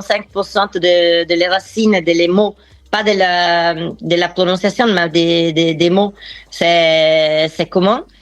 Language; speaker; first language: French; non-native, fluent; Italian